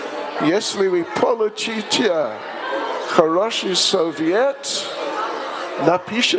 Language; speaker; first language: Russian; non-native, learner; English